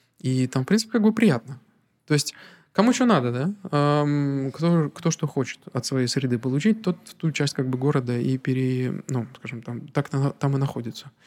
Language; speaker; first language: Russian; native; Russian